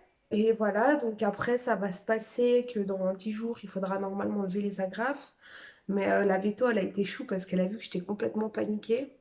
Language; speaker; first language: French; native; French